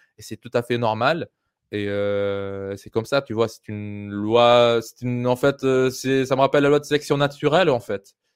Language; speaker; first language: French; non-native, local second language; Arabic